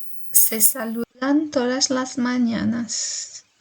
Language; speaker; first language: Spanish; non-native, learner; French